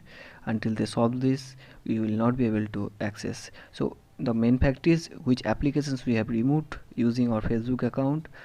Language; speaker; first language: English; non-native, local second language; Hindi